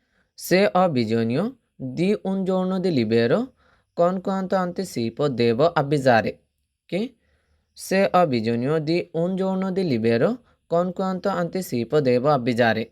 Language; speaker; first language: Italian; non-native, fluent; Bangla